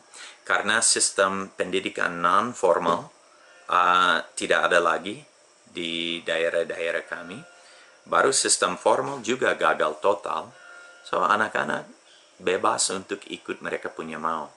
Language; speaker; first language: Indonesian; non-native, fluent; English